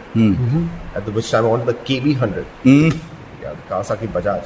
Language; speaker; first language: English; non-native, local second language; Gujarati